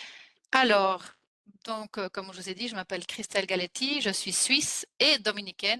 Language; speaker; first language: French; non-native, fluent; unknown